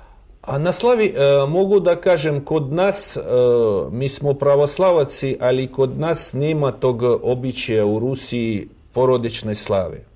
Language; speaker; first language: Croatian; non-native, fluent; Russian